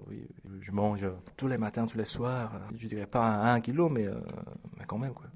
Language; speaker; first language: French; early bilingual, other home language; Korean